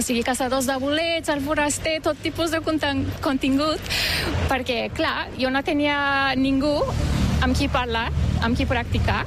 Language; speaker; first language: Catalan; non-native, fluent; Turkish